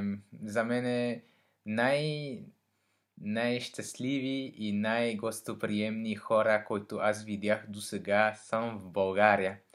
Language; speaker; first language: Bulgarian; non-native, learner; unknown